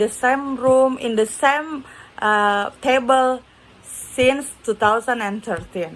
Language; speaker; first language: English; non-native, learner; Indonesian